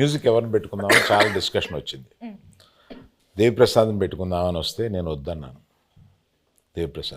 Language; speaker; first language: Telugu; native; Telugu